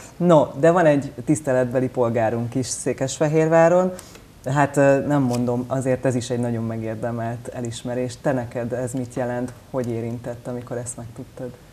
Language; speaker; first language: Hungarian; native; Hungarian